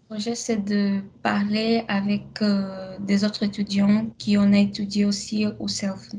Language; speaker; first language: French; non-native, learner; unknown